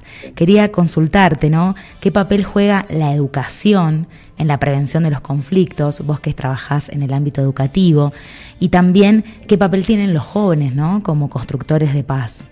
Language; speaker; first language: Spanish; native; Spanish